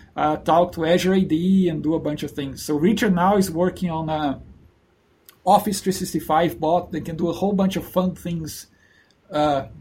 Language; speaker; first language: English; non-native, fluent; Portuguese